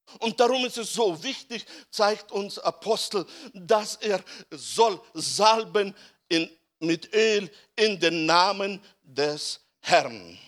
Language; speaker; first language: German; non-native, fluent; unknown